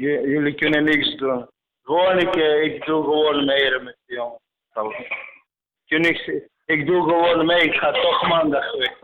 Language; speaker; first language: Dutch; non-native, fluent; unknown